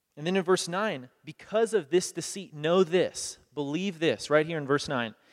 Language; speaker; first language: English; native; English